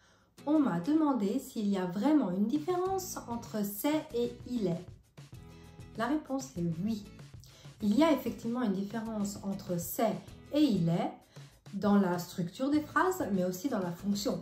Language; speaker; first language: French; non-native, fluent; Italian